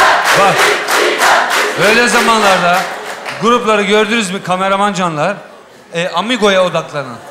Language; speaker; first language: Turkish; native; Turkish